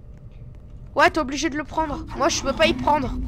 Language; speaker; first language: French; native; French